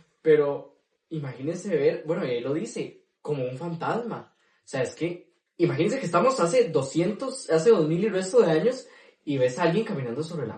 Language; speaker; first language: Spanish; native; Spanish